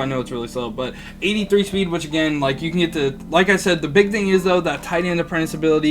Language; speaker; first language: English; native; English